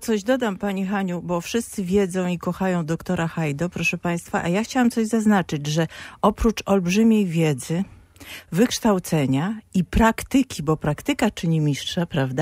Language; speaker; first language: Polish; native; Polish